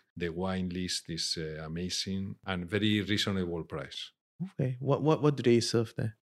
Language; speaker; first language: English; non-native, fluent; Spanish